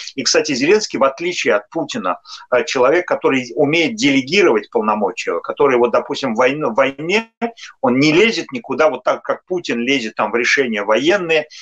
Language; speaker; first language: Russian; native; Russian